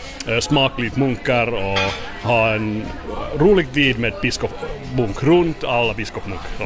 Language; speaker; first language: Swedish; non-native, local second language; Finnish